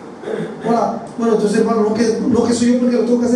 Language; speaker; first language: Spanish; native; Spanish